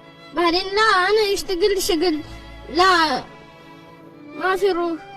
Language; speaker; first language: Arabic; non-native, learner; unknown